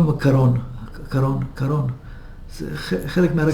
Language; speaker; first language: Hebrew; early bilingual, other home language; Hungarian